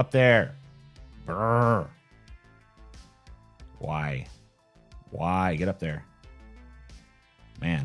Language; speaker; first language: English; native; English